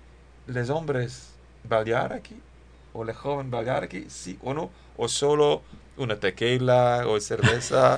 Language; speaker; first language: Spanish; non-native, learner; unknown